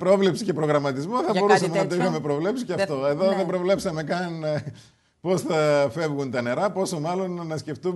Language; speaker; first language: Greek; native; Greek